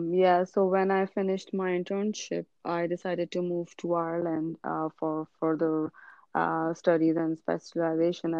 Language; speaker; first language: English; non-native, local second language; Urdu